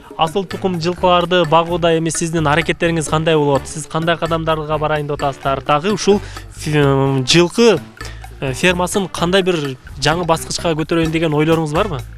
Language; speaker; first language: Kyrgyz; native; Kyrgyz